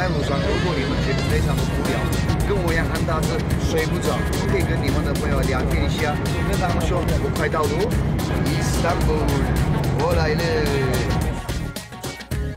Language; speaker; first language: Chinese; non-native, fluent; Turkish